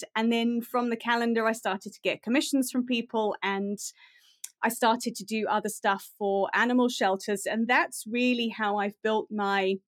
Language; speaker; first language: English; native; English